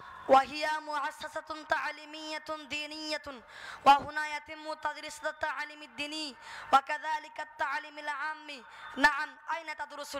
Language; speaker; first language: Arabic; non-native, learner; Bangla